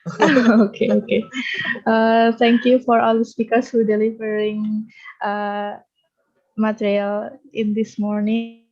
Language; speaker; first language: English; non-native, learner; Indonesian